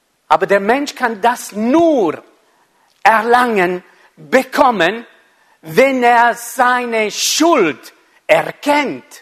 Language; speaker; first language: German; non-native, fluent; Italian